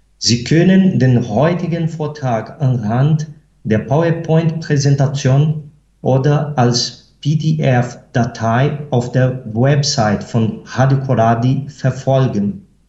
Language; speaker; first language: German; non-native, fluent; Portuguese